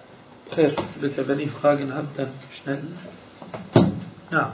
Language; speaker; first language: German; non-native, fluent; Arabic